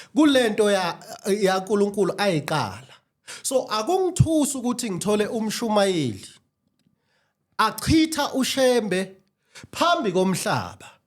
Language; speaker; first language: Zulu; native; Zulu